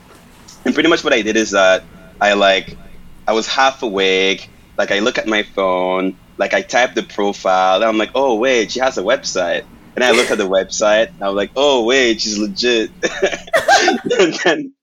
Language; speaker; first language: English; non-native, fluent; French